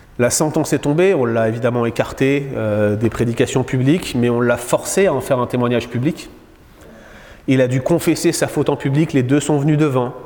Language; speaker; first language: French; native; French